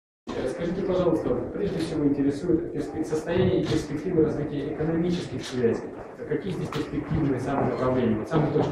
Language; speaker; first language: Russian; native; Russian